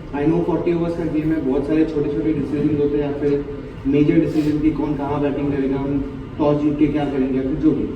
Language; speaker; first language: Hindi; non-native, local second language; Assamese